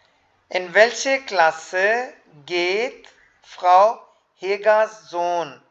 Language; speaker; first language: German; non-native, fluent; Hindi